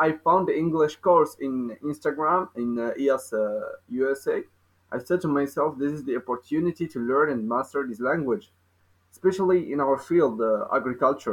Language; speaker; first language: English; non-native, fluent; Arabic